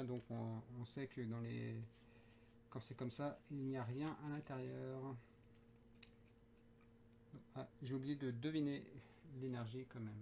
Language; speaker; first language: French; native; French